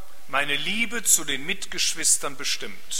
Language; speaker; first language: German; native; German